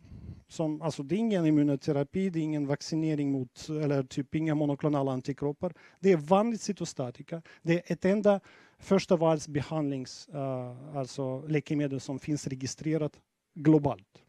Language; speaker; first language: Swedish; non-native, fluent; Russian